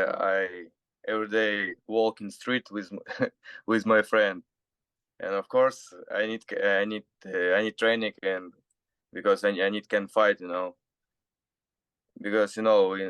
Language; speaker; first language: English; non-native, learner; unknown